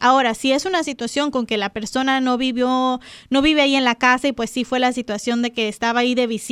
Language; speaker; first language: Spanish; native; Spanish